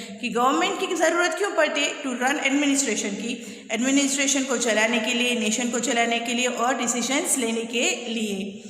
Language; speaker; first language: Hindi; native; Hindi